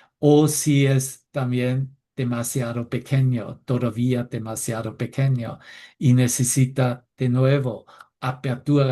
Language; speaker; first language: Spanish; non-native, fluent; German